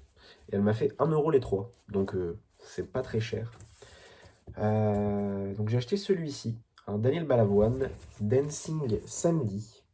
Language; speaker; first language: French; native; French